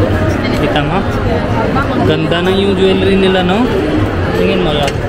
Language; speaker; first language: Filipino; non-native, learner; Hindi